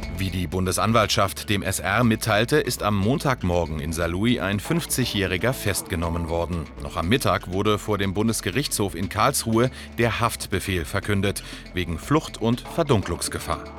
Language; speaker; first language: German; native; German